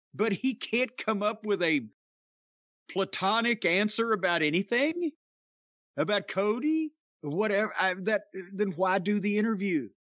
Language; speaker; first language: English; native; English